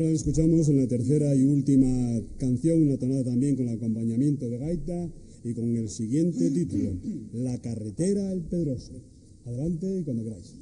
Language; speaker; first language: Spanish; native; Spanish